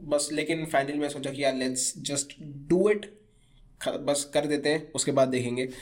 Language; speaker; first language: Hindi; native; Hindi